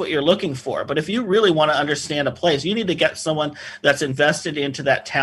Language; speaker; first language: English; native; English